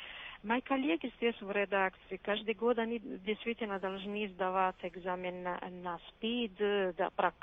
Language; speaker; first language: Russian; non-native, fluent; Italian